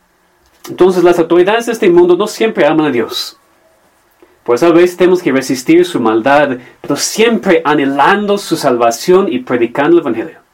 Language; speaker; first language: Spanish; non-native, fluent; English